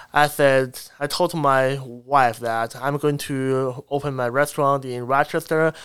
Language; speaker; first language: English; non-native, fluent; Chinese